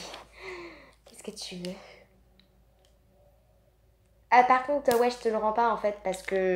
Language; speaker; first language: French; native; French